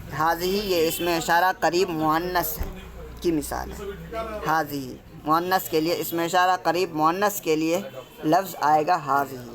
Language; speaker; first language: Urdu; native; Urdu